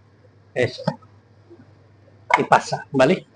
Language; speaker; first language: Spanish; non-native, learner; Filipino